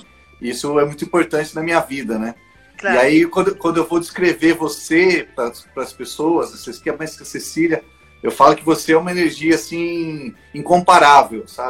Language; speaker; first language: Portuguese; native; Portuguese